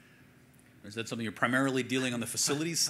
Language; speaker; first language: English; native; English